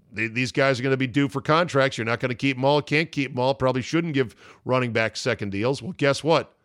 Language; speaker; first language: English; native; English